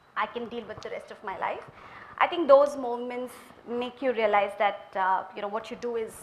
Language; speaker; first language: English; non-native, local second language; Malayalam